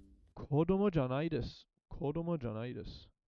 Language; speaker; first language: Japanese; non-native, learner; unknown